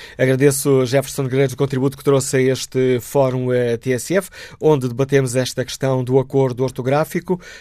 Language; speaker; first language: Portuguese; native; Portuguese